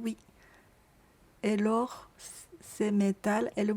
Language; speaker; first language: French; non-native, learner; Japanese